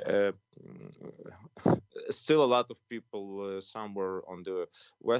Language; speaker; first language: English; non-native, fluent; Ukrainian